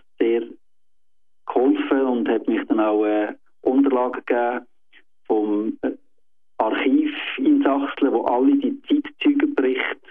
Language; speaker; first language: German; native; German